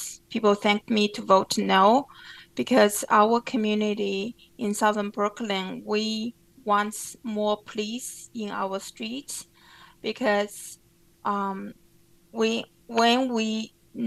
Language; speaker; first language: English; non-native, fluent; Chinese